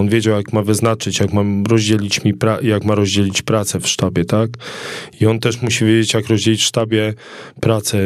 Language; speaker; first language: Polish; native; Polish